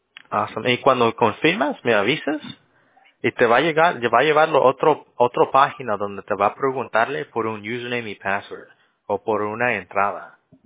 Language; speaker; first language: Spanish; native; Spanish